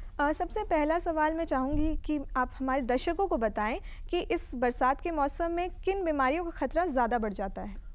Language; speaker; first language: Hindi; native; Hindi